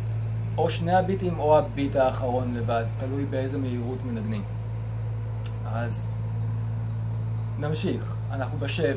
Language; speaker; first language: Hebrew; native; Hebrew